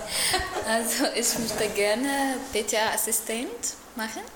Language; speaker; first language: German; non-native, learner; Arabic